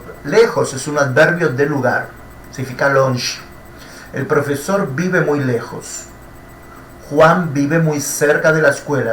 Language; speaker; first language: Spanish; non-native, fluent; Portuguese